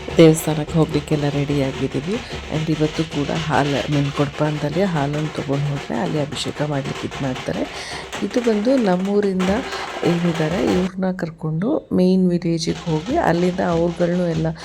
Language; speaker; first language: Kannada; native; Kannada